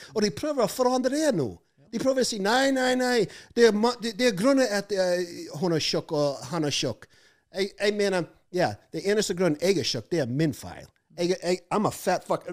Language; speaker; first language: Norwegian; non-native, fluent; English